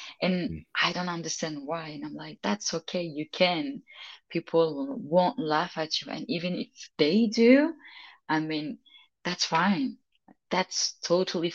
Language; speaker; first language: English; non-native, fluent; French